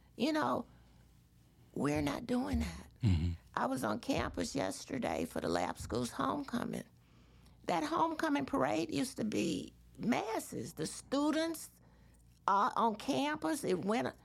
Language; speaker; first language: English; native; English